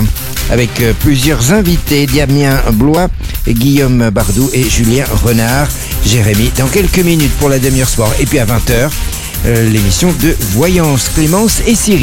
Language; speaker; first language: French; native; French